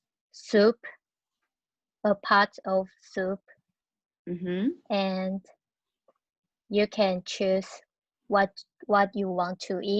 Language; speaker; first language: English; non-native, learner; Chinese